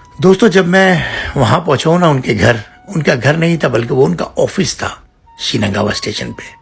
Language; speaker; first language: Urdu; native; Urdu